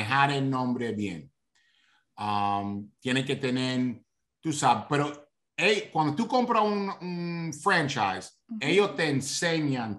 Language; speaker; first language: Spanish; early bilingual, heritage; Spanish